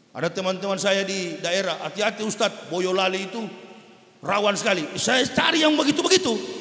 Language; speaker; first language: Indonesian; native; Indonesian